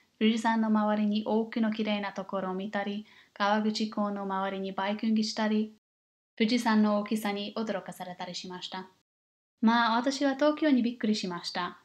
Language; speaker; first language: Japanese; non-native, learner; English